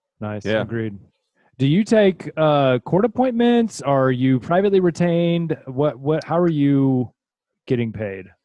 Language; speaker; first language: English; native; English